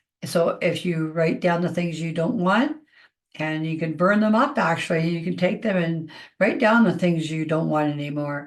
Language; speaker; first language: English; native; English